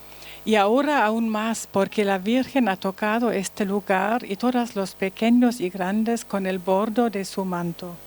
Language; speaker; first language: Spanish; non-native, learner; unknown